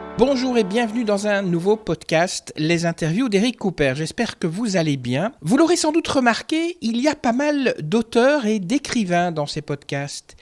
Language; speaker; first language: French; native; French